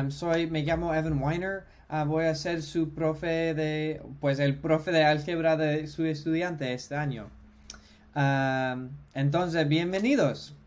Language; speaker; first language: Spanish; non-native, fluent; English